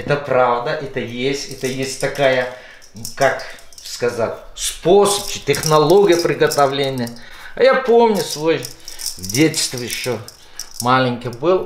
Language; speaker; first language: Russian; non-native, fluent; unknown